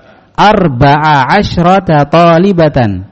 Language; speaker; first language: Arabic; non-native, fluent; Indonesian